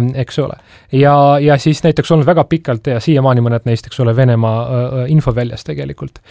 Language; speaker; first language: Estonian; non-native, local second language; Russian